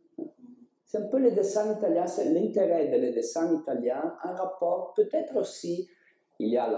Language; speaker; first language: French; non-native, learner; Italian